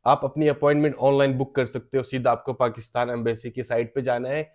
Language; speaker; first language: Hindi; native; Hindi